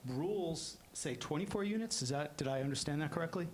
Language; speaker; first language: English; native; English